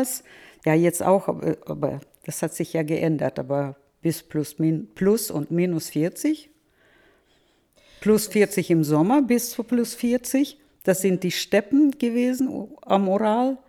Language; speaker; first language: German; early bilingual, heritage; German